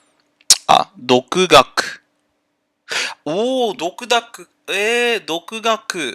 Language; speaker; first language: Japanese; non-native, learner; English